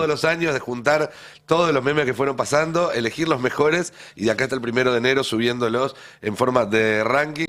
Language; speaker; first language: Spanish; native; Spanish